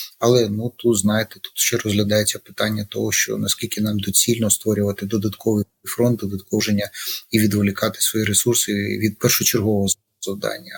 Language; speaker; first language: Ukrainian; native; Ukrainian